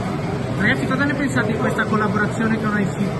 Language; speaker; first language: Italian; native; Italian